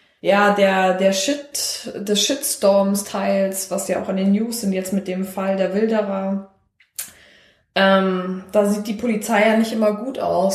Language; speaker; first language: German; native; German